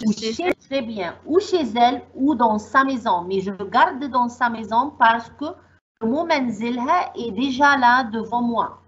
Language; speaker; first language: French; non-native, fluent; Arabic